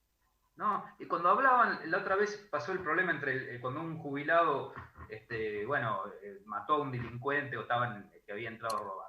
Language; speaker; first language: Spanish; native; Spanish